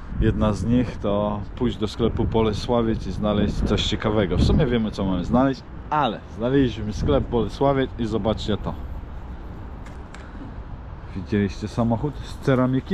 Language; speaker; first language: Polish; non-native, fluent; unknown